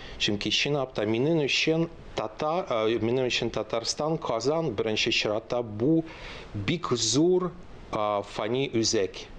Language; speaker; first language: Tatar; non-native, local second language; Russian